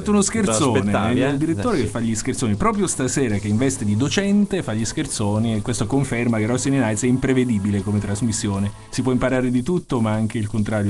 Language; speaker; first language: Italian; native; Italian